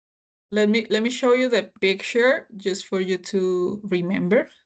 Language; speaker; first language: English; non-native, fluent; Spanish